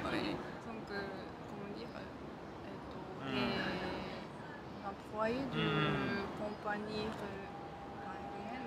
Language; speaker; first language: French; non-native, fluent; Japanese